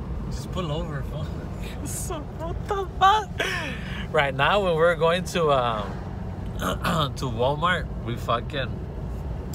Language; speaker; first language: English; early bilingual, other home language; Spanish